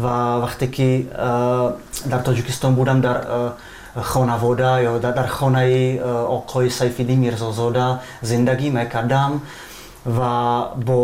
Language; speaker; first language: Persian; non-native, fluent; Czech